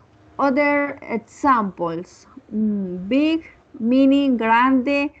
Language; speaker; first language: English; non-native, learner; Spanish